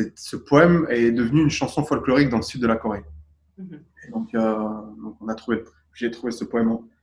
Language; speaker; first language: French; native; French